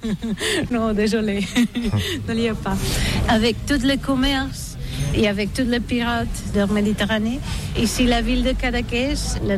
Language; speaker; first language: French; non-native, learner; Catalan